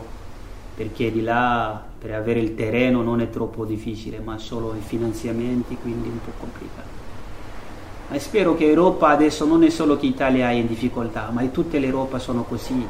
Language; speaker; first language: Italian; non-native, learner; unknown